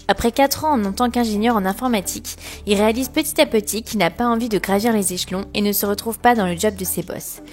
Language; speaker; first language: French; native; French